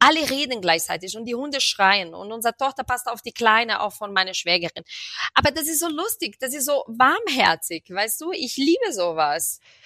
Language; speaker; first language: German; non-native, fluent; Portuguese